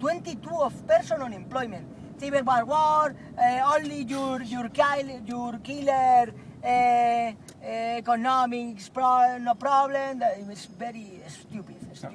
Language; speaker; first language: English; non-native, learner; Spanish